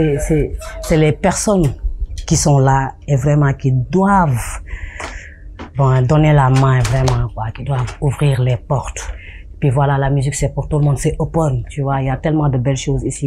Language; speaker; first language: French; non-native, local second language; Wolof